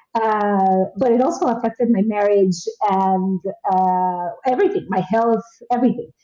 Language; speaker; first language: English; non-native, fluent; Spanish